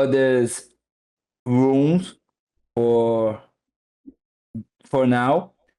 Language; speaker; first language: English; non-native, learner; Portuguese